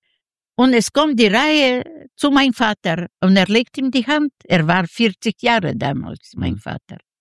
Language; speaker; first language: German; non-native, learner; Russian